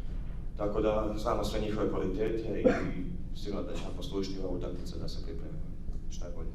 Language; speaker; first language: Croatian; native; Croatian